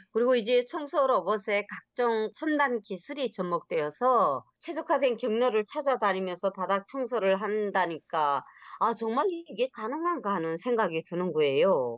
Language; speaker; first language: Korean; native; Korean